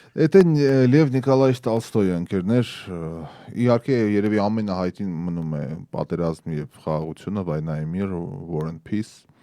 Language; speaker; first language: Armenian; native; Armenian